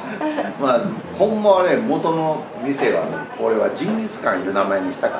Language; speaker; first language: Japanese; native; Japanese